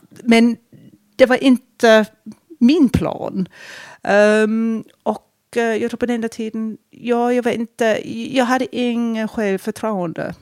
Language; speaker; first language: Swedish; non-native, fluent; English